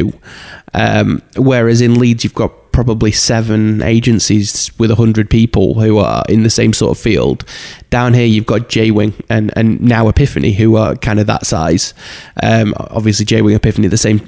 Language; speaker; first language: English; native; English